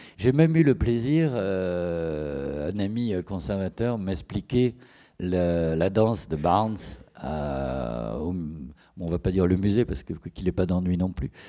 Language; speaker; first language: French; native; French